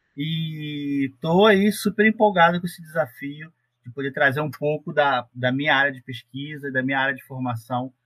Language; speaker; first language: Portuguese; native; Portuguese